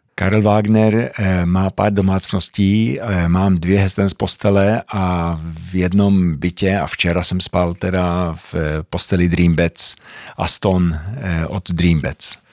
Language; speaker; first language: Czech; early bilingual, heritage; Czech